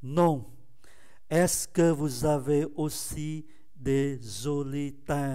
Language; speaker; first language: French; non-native, fluent; Vietnamese